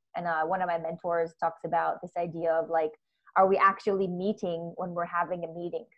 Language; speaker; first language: English; native; English